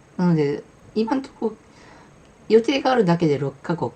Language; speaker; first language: Japanese; native; Japanese